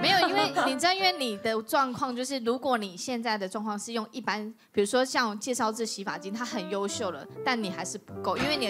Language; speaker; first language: Chinese; native; Chinese